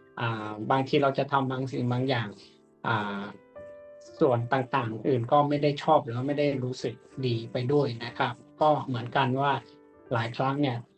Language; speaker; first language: Thai; native; Thai